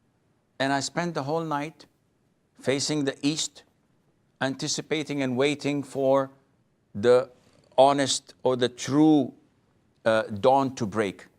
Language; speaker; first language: English; non-native, fluent; Arabic